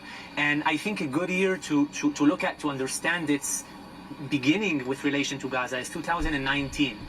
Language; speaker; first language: English; non-native, fluent; Hebrew